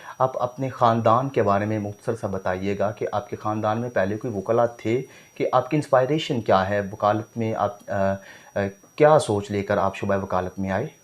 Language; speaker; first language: Urdu; non-native, local second language; Punjabi